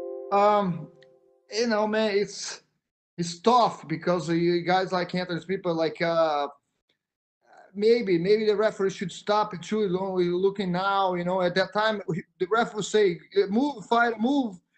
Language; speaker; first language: English; non-native, fluent; Portuguese